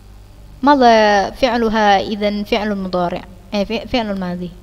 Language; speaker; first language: Arabic; non-native, fluent; Indonesian